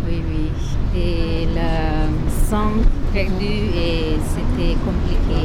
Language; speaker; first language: French; non-native, learner; Tibetan